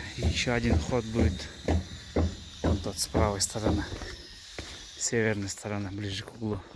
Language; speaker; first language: Russian; non-native, local second language; Kyrgyz